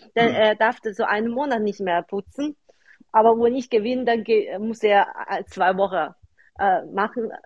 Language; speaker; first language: German; non-native, fluent; Chinese